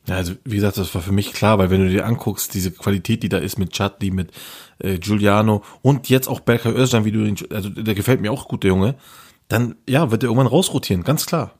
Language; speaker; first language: German; early bilingual, other home language; Turkish